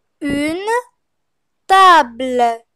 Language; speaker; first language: French; non-native, fluent; Arabic